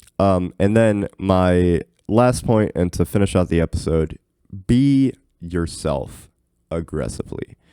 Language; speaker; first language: English; native; English